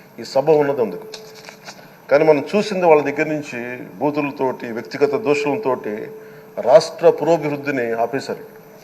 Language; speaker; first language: Telugu; native; Telugu